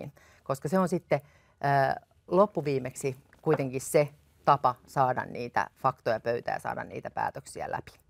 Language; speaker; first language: Finnish; native; Finnish